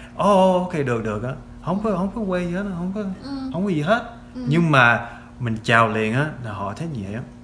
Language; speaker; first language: Vietnamese; non-native, fluent; English